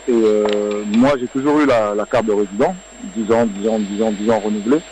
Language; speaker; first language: French; early bilingual, other home language; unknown